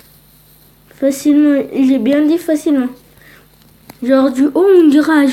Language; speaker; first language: French; early bilingual, other home language; Polish